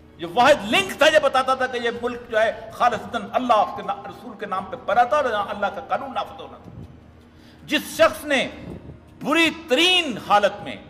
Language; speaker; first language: Urdu; non-native, local second language; Punjabi